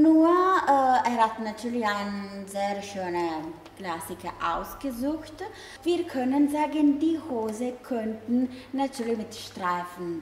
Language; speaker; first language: German; non-native, learner; Italian